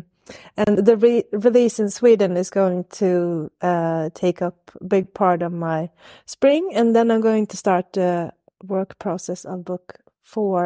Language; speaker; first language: English; non-native, fluent; Swedish